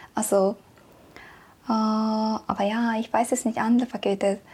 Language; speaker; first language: German; non-native, learner; Japanese